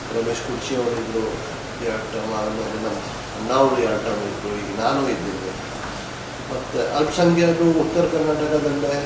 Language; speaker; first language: Kannada; native; Kannada